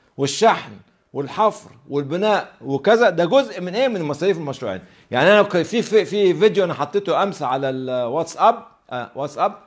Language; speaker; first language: Arabic; native; Arabic